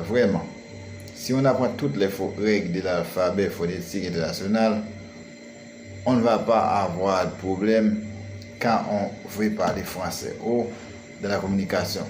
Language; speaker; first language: French; non-native, learner; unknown